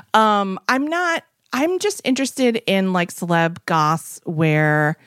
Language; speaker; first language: English; native; English